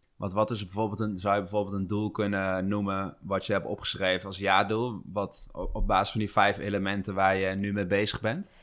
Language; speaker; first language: Dutch; native; Dutch